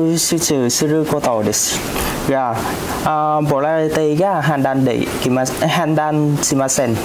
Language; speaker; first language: Japanese; non-native, learner; Vietnamese